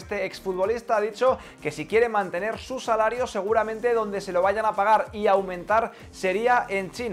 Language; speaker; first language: Spanish; native; Spanish